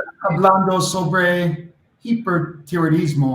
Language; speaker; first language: Spanish; non-native, learner; English